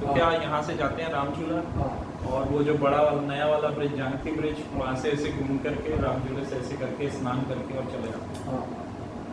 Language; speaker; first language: Hindi; native; Hindi